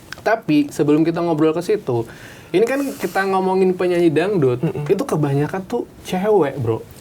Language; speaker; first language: Indonesian; native; Indonesian